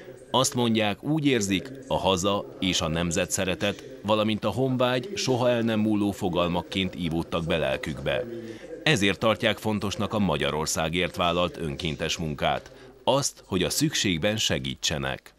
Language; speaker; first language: Hungarian; native; Hungarian